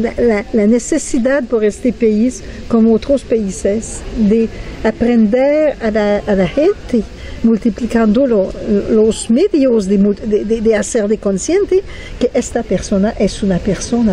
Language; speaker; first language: Spanish; non-native, fluent; French